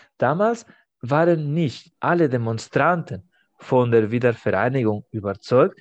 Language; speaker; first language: German; non-native, fluent; Spanish